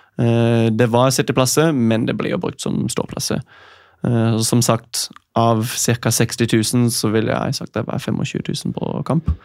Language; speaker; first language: Norwegian; non-native, fluent; German